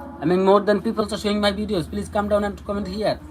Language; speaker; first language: English; non-native, learner; Bangla